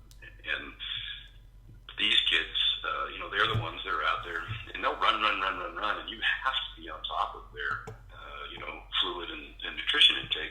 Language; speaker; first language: English; native; English